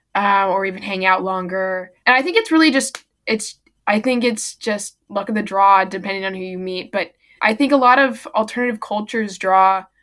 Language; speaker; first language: English; native; English